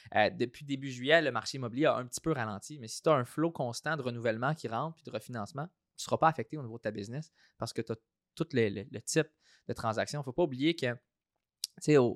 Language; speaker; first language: French; native; French